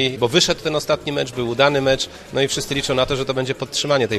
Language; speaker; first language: Polish; native; Polish